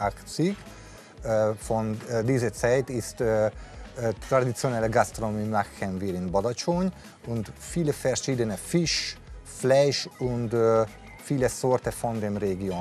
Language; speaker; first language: German; non-native, learner; Hungarian